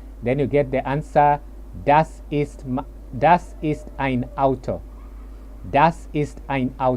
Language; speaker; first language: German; non-native, learner; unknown